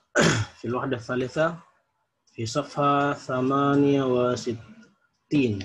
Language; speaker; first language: Arabic; non-native, fluent; Indonesian